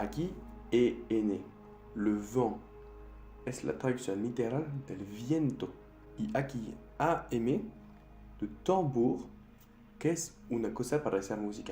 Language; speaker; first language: Spanish; non-native, fluent; French